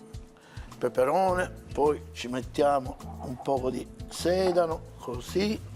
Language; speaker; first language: Italian; native; Italian